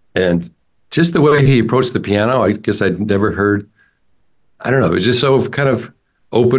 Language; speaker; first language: English; native; English